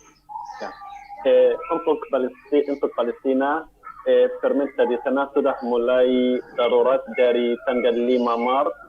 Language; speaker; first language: Indonesian; non-native, learner; Arabic